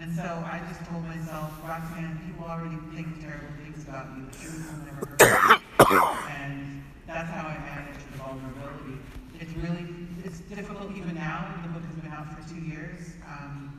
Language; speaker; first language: English; native; English